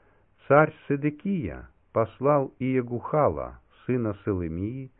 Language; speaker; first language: Russian; native; Russian